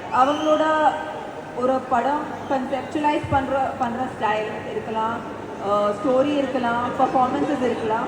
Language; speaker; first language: Tamil; non-native, fluent; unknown